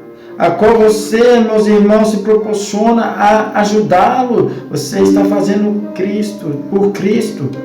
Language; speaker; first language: Portuguese; native; Portuguese